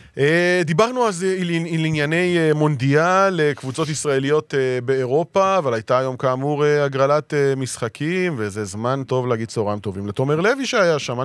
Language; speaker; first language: Hebrew; native; Hebrew